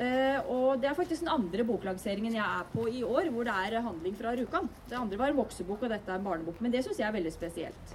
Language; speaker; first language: Norwegian; native; Norwegian